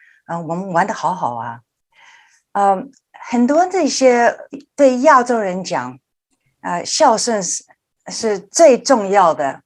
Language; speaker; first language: Chinese; early bilingual, heritage; Chinese